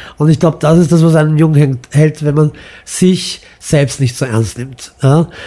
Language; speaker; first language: German; early bilingual, other home language; Croatian